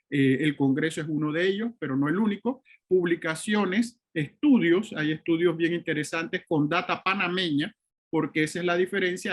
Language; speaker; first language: Spanish; native; Spanish